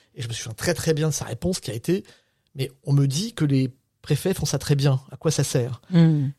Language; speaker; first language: French; native; French